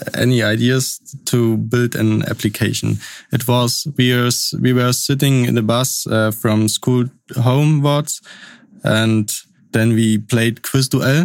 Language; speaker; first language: English; non-native, fluent; Upper Sorbian